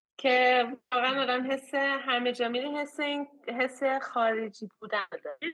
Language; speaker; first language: Persian; early bilingual, heritage; Persian